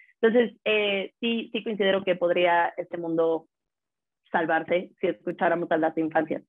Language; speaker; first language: Spanish; native; Spanish